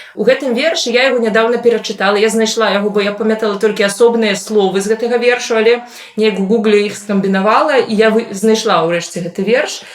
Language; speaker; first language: Belarusian; non-native, local second language; Russian